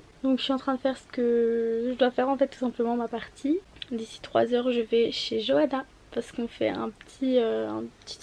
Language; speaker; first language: French; native; French